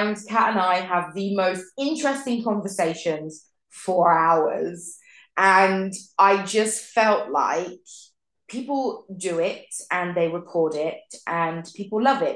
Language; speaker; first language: English; native; English